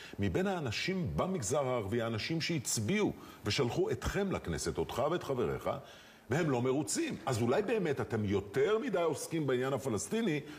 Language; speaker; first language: Hebrew; native; Hebrew